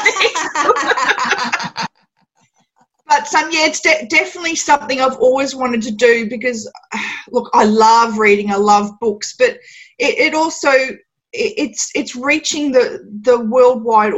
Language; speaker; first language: English; native; English